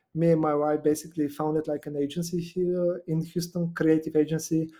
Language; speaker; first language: English; non-native, fluent; Bulgarian